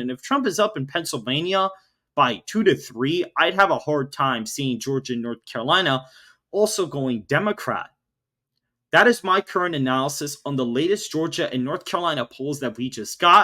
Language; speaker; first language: English; native; English